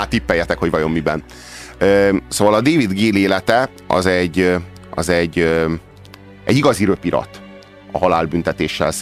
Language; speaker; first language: Hungarian; native; Hungarian